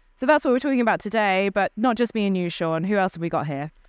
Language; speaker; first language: English; native; English